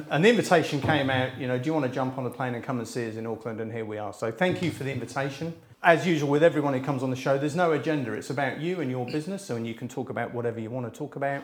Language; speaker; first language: English; native; English